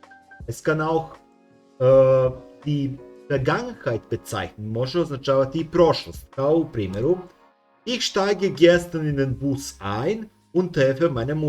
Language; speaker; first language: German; non-native, fluent; Serbian